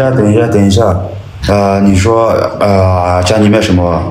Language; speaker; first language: Chinese; non-native, local second language; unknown